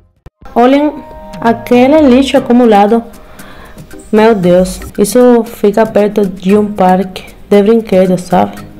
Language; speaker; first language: Portuguese; non-native, learner; Spanish